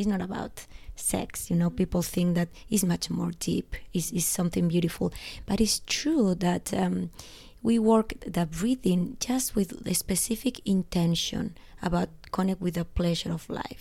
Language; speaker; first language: English; non-native, fluent; Spanish